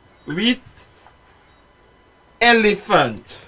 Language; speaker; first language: English; non-native, fluent; French